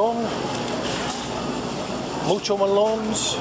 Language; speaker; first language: Spanish; non-native, learner; English